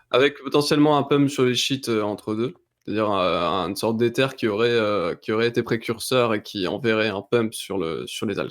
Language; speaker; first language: French; native; French